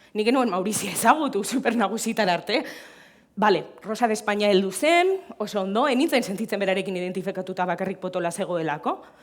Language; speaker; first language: Basque; non-native, local second language; Spanish